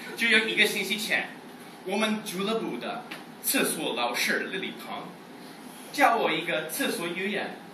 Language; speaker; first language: Chinese; non-native, fluent; English